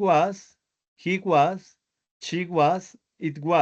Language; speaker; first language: English; non-native, learner; Spanish